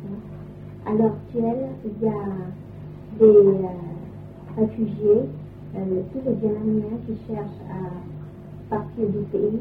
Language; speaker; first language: French; non-native, fluent; Vietnamese